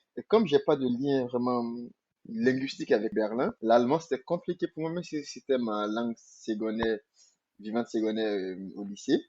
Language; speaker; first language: French; non-native, local second language; Mandingo